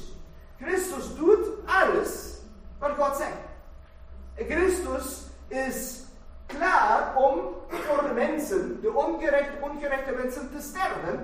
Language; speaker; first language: Dutch; non-native, fluent; German